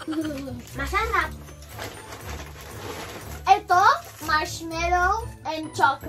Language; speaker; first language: Filipino; early bilingual, heritage; Filipino